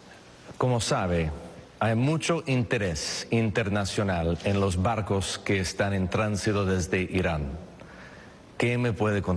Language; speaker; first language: Spanish; non-native, fluent; English